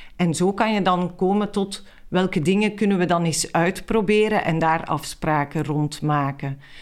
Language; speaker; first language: Dutch; native; Dutch